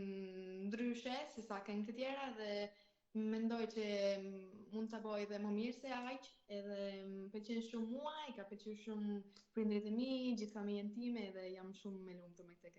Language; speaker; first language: Albanian; early bilingual, heritage; Albanian